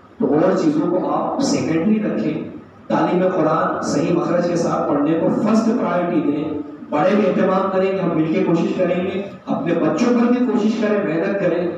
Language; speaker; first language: Urdu; native; Urdu